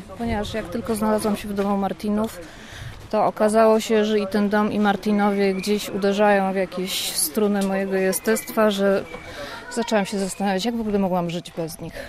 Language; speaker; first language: Polish; native; Polish